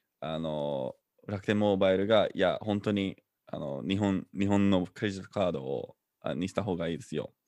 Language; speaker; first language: Japanese; non-native, fluent; English